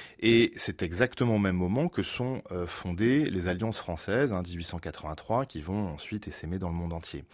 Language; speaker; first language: French; native; French